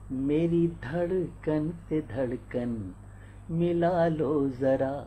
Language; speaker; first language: Hindi; native; Hindi